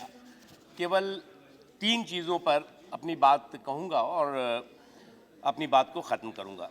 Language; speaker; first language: Hindi; native; Hindi